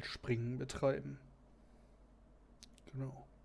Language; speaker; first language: German; native; German